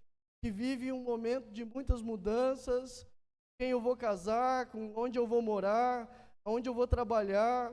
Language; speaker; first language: Portuguese; native; Portuguese